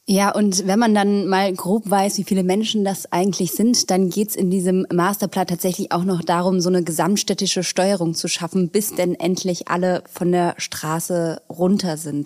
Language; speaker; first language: German; native; German